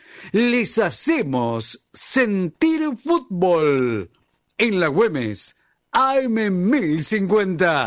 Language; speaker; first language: Spanish; native; Spanish